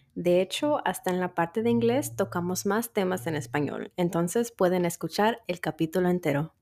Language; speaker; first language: Spanish; early bilingual, other home language; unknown